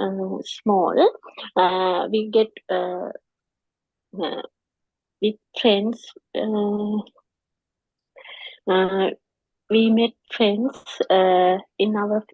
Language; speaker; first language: English; non-native, learner; Sinhala